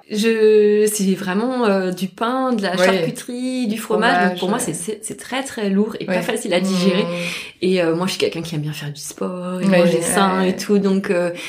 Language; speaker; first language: French; native; French